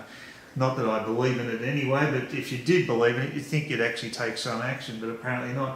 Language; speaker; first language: English; native; English